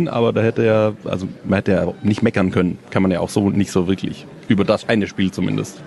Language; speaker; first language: German; native; German